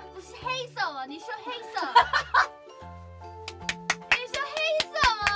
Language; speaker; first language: Chinese; non-native, learner; Korean